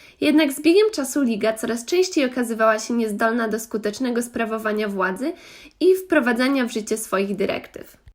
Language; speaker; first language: Polish; native; Polish